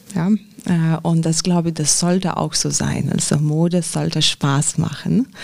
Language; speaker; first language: German; non-native, fluent; Lithuanian